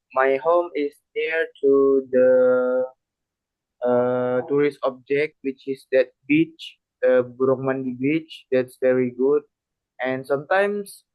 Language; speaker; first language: English; non-native, learner; Indonesian